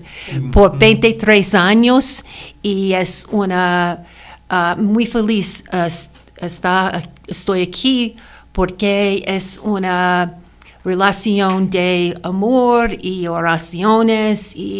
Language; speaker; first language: Spanish; non-native, learner; English